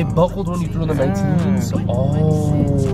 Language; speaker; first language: English; native; English